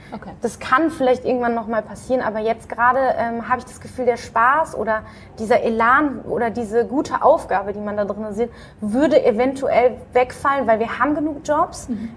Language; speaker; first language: German; native; German